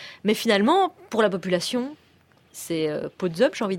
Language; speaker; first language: French; native; French